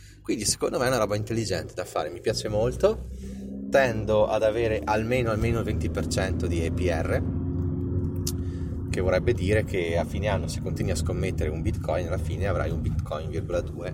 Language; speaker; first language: Italian; native; Italian